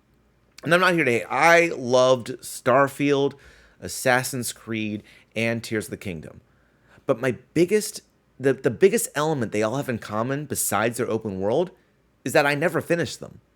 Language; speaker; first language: English; native; English